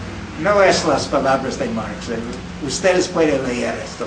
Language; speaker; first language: Spanish; non-native, fluent; English